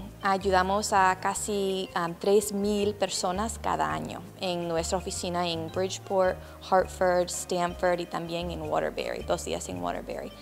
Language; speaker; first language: Spanish; non-native, fluent; English